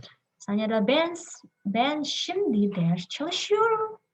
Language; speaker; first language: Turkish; non-native, learner; Indonesian